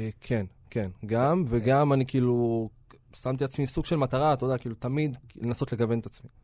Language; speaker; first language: Hebrew; native; Hebrew